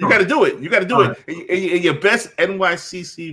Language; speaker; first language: English; native; English